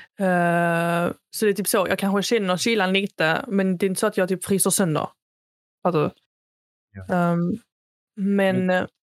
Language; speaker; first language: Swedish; early bilingual, other home language; Arabic